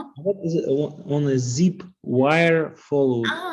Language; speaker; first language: English; non-native, learner; Russian